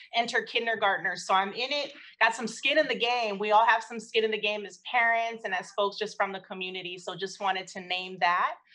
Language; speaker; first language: English; native; English